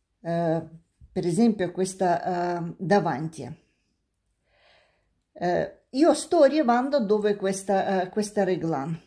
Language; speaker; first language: Italian; non-native, learner; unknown